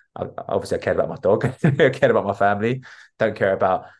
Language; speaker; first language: English; native; English